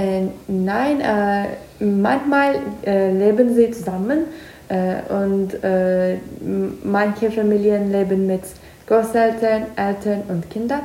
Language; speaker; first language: German; non-native, learner; Turkish